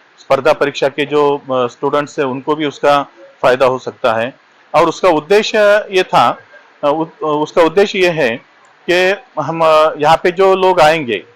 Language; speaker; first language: Hindi; non-native, local second language; Marathi